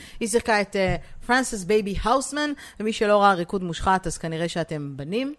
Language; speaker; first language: Hebrew; native; Hebrew